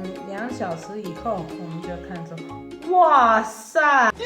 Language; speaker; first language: Chinese; early bilingual, heritage; Chinese